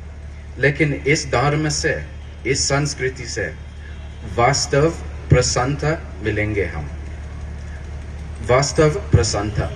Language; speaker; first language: Hindi; non-native, learner; English